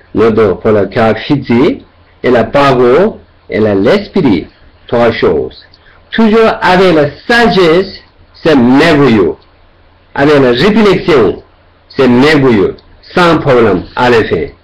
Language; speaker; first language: French; non-native, learner; Tibetan